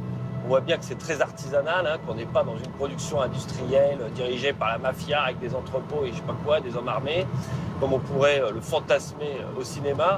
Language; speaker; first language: French; native; French